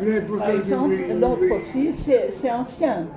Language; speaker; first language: French; non-native, fluent; Greek